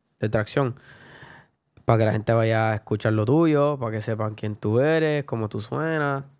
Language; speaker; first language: Spanish; early bilingual, other home language; English